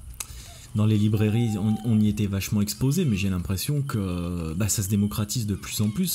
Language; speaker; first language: French; native; French